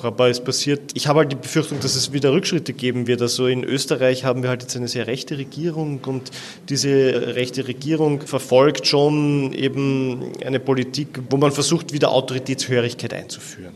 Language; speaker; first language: German; native; German